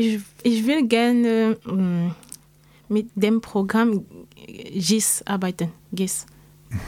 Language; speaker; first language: German; non-native, learner; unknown